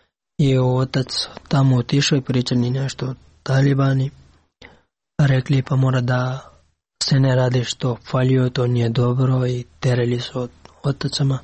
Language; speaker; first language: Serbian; non-native, learner; Pashto